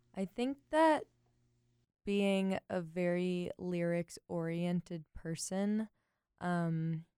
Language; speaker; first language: English; native; English